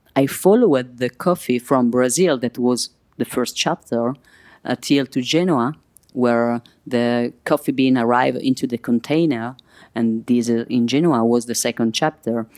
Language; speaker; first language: English; non-native, fluent; Italian